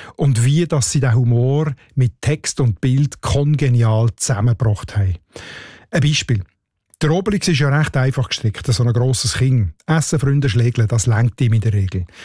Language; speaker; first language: German; native; German